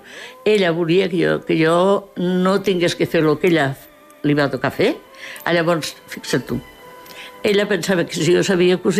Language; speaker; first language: Catalan; early bilingual, other home language; Spanish